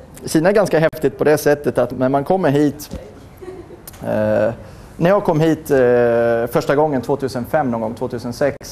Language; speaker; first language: Swedish; native; Swedish